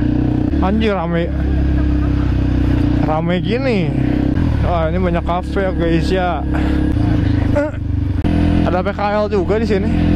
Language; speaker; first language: Indonesian; native; Indonesian